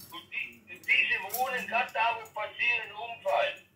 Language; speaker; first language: German; non-native, learner; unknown